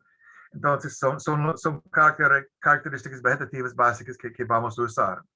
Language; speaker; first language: Spanish; non-native, fluent; English